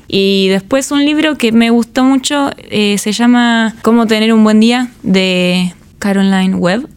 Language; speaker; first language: Spanish; native; Spanish